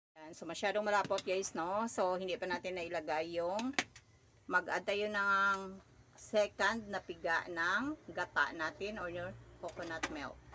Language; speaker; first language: Filipino; non-native, local second language; Cebuano